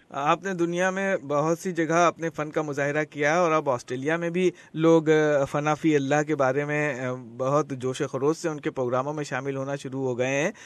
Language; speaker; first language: Urdu; native; Urdu